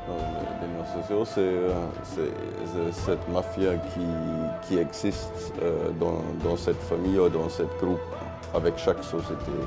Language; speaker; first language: French; non-native, learner; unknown